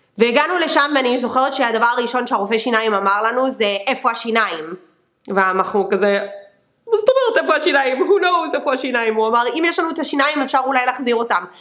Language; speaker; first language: Hebrew; non-native, fluent; English